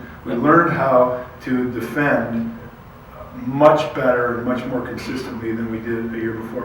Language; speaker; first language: English; native; English